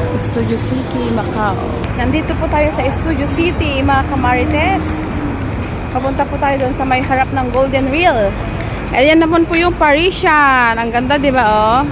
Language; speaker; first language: Filipino; native; Filipino